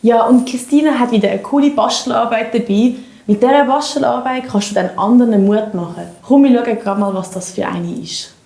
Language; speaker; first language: German; native; German